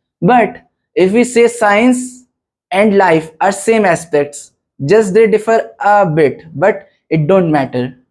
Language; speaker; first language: English; non-native, local second language; Hindi